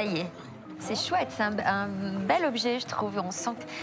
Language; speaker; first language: French; native; French